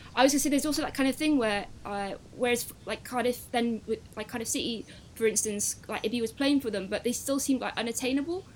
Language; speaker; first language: English; native; English